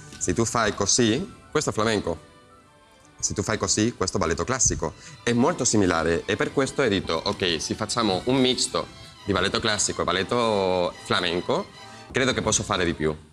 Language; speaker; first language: Italian; non-native, learner; Spanish